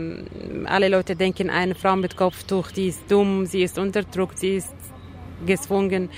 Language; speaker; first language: German; non-native, learner; Arabic